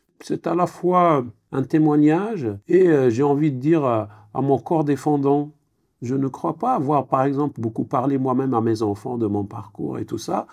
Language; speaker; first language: French; non-native, local second language; Kabyle